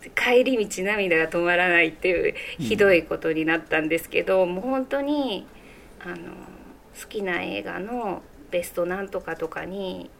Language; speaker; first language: Japanese; native; Japanese